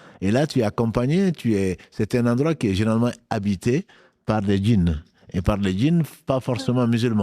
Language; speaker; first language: French; native; French